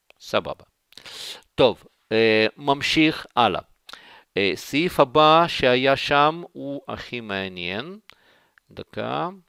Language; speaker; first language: Hebrew; non-native, fluent; Russian